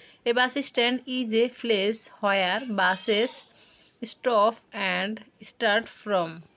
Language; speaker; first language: English; non-native, local second language; Bangla